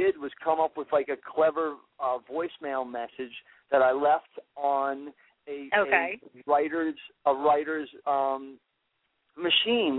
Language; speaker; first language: English; native; English